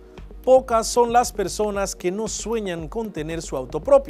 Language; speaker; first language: Spanish; native; Spanish